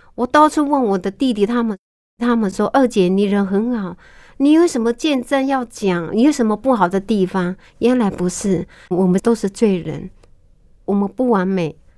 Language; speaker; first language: Chinese; non-native, local second language; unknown